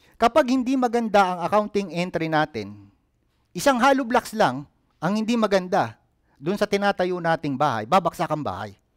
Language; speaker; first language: Filipino; native; Filipino